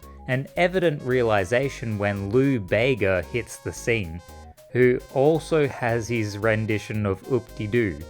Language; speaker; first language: English; native; English